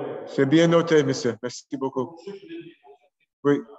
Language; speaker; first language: French; non-native, local second language; English